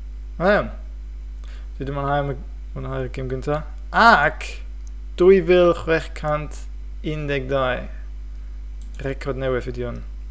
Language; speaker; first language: Welsh; non-native, fluent; English